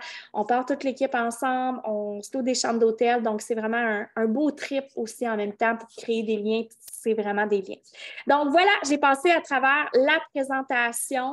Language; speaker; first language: French; native; French